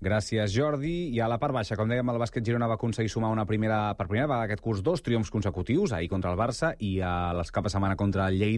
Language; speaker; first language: Catalan; native; Catalan